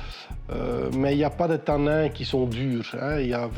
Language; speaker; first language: French; non-native, local second language; Dutch